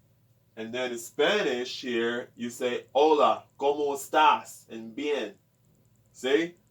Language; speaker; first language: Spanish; non-native, learner; English